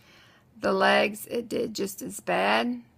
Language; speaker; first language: English; native; English